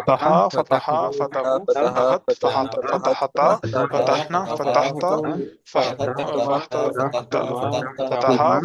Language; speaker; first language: Arabic; non-native, learner; Urdu